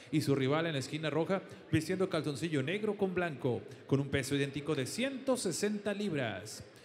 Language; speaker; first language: Spanish; native; Spanish